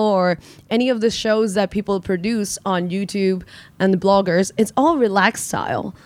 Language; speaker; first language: English; native; English